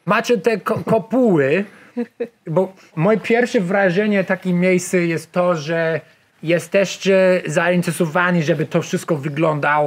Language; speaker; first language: Polish; non-native, learner; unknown